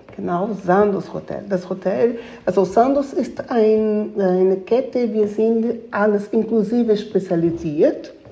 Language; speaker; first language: German; non-native, fluent; Portuguese